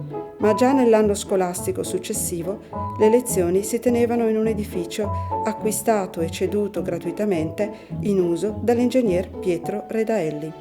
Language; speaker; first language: Italian; native; Italian